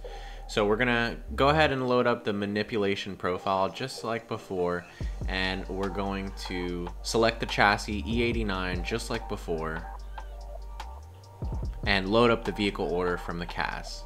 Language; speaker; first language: English; native; English